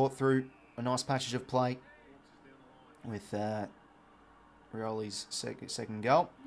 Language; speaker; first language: English; native; English